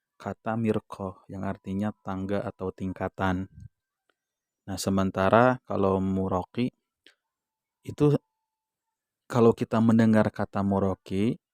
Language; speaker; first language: Indonesian; non-native, local second language; Sundanese